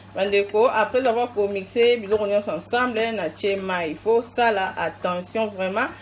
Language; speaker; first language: French; non-native, local second language; Lingala